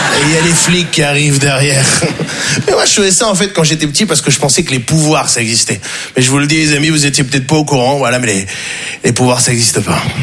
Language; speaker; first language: French; native; French